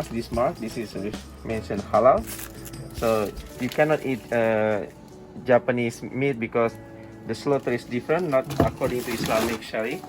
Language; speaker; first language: English; non-native, fluent; Indonesian